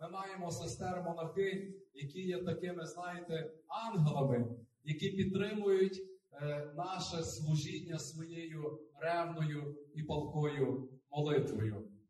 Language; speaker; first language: Ukrainian; native; Ukrainian